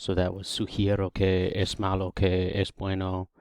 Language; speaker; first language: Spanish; non-native, fluent; English